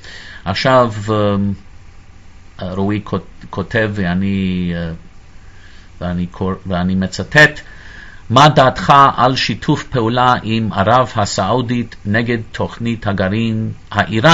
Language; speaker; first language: Hebrew; non-native, fluent; English